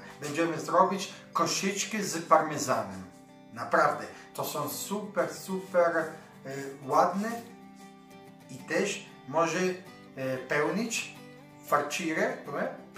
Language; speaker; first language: Polish; non-native, learner; Italian